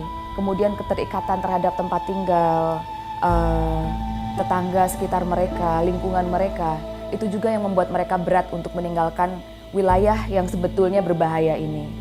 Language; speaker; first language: Indonesian; native; Indonesian